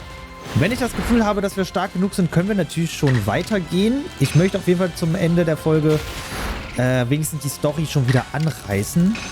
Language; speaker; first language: German; native; German